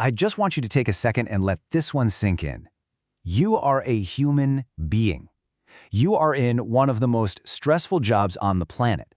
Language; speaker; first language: English; native; English